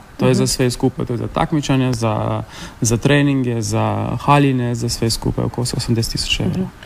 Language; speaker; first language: Serbian; early bilingual, heritage; Slovenian